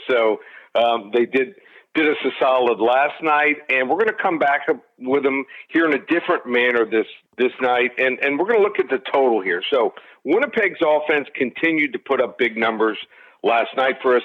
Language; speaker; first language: English; native; English